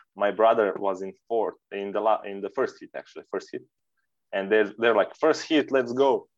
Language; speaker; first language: English; non-native, fluent; Serbian